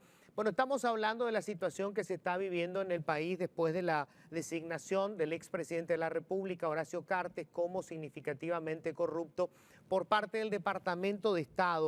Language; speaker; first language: Spanish; native; Spanish